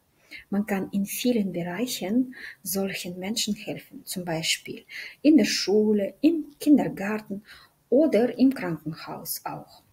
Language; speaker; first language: German; non-native, fluent; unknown